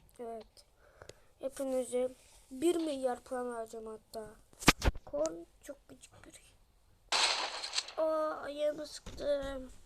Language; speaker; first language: Turkish; native; Turkish